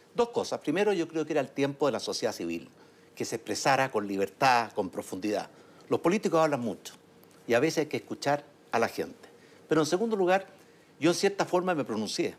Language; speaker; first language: Spanish; native; Spanish